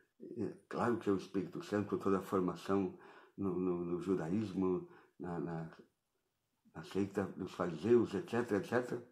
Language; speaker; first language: Portuguese; native; Portuguese